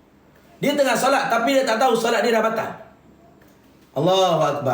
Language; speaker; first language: Malay; native; Malay